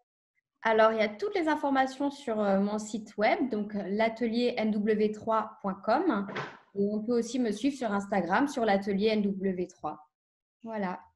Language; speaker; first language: French; native; French